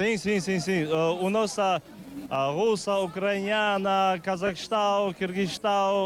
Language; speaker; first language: Portuguese; non-native, learner; Uzbek